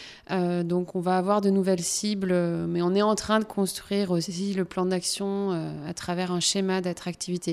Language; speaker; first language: French; native; French